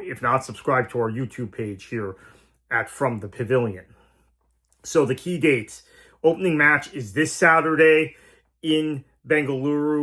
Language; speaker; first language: English; native; English